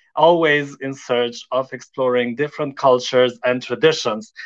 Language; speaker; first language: English; non-native, fluent; Albanian